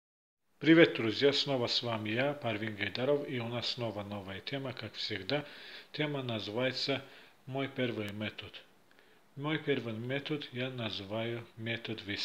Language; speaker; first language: Russian; non-native, fluent; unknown